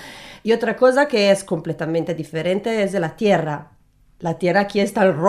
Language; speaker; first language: Spanish; non-native, learner; Italian